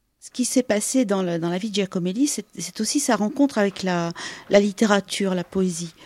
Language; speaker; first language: French; native; French